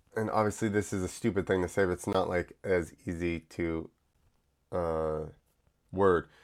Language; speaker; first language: English; early bilingual, other home language; Italian